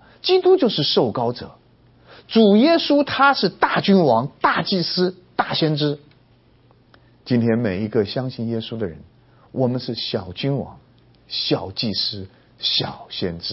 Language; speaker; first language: Chinese; native; Chinese